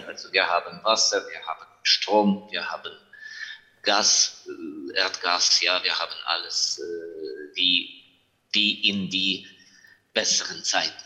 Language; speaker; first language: German; non-native, fluent; Ukrainian